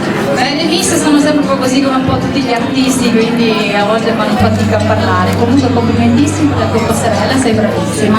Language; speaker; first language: Italian; native; Italian